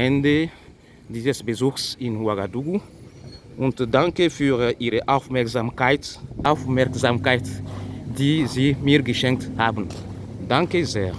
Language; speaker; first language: German; non-native, fluent; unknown